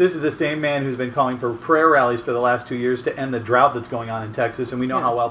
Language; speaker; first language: English; native; English